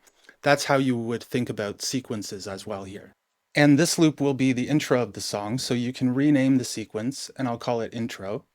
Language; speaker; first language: English; native; English